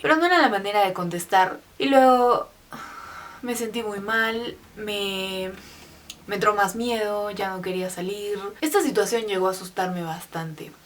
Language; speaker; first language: Spanish; native; Spanish